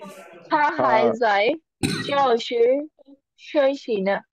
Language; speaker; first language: Chinese; non-native, learner; Urdu